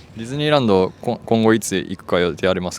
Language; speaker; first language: Japanese; native; Japanese